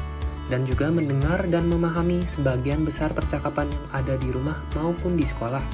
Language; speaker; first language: Indonesian; native; Indonesian